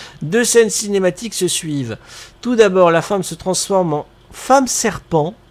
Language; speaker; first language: French; native; French